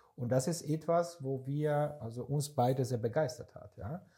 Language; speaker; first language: German; non-native, fluent; Hebrew